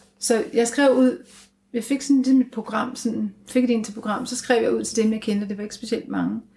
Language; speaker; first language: Danish; native; Danish